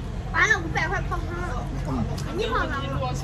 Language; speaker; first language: Chinese; native; Chinese